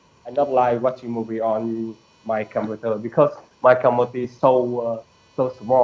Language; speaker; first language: English; non-native, learner; Vietnamese